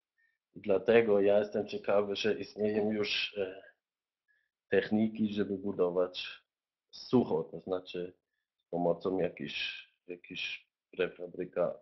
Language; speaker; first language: Polish; non-native, fluent; German